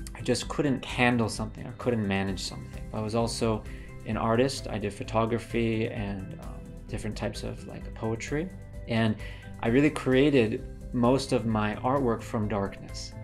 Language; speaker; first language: English; native; English